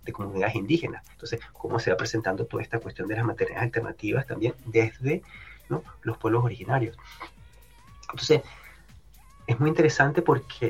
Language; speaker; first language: Spanish; native; Spanish